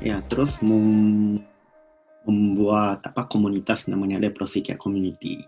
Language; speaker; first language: Indonesian; non-native, fluent; Japanese